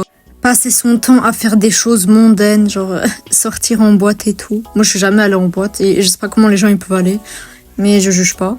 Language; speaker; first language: French; native; French